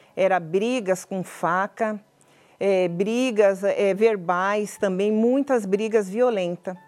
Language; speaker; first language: Portuguese; native; Portuguese